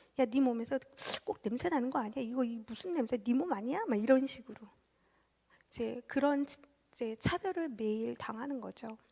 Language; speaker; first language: Korean; early bilingual, heritage; Korean